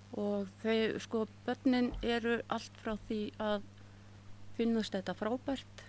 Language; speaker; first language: Icelandic; native; Icelandic